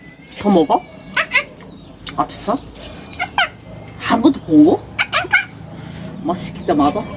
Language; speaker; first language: Korean; non-native, learner; Cebuano